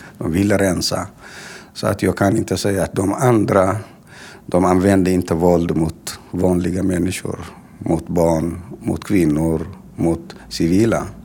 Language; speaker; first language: Swedish; non-native, fluent; Tigrinya